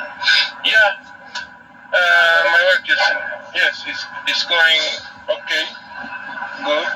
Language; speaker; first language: English; non-native, learner; Arabic